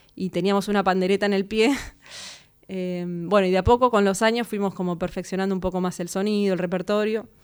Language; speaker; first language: Spanish; native; Spanish